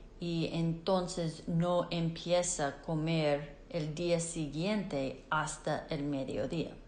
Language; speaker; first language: Spanish; non-native, fluent; English